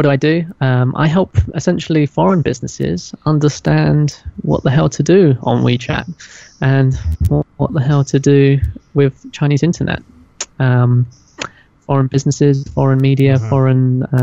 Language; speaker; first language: English; native; English